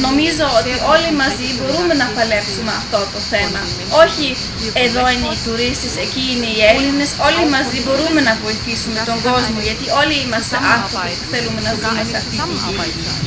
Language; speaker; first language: Greek; early bilingual, heritage; Greek